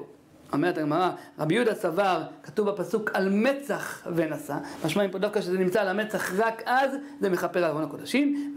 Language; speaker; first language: Hebrew; native; Hebrew